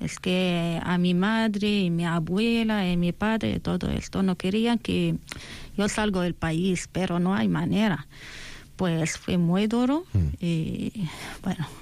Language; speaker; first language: Spanish; non-native, learner; Arabic